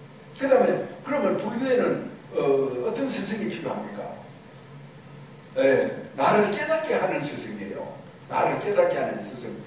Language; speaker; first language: Korean; native; Korean